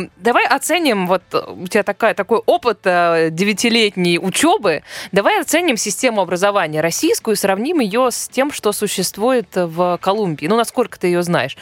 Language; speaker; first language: Russian; native; Russian